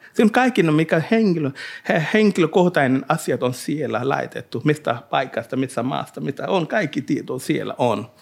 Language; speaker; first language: Finnish; non-native, learner; Hindi